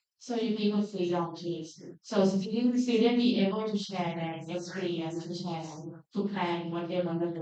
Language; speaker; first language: English; non-native, learner; Thai